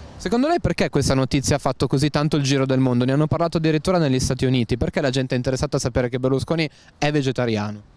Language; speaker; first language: Italian; native; Italian